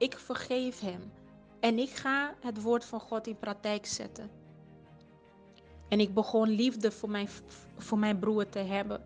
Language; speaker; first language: Dutch; non-native, fluent; Portuguese